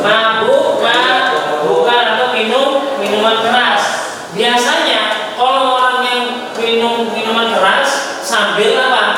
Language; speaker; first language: Indonesian; native; Indonesian